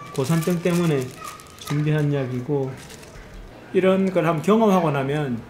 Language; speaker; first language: Korean; native; Korean